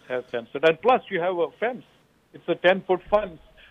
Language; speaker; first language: English; non-native, local second language; Kashmiri